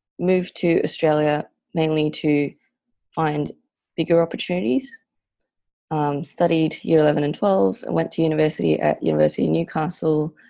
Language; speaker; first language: English; non-native, local second language; Filipino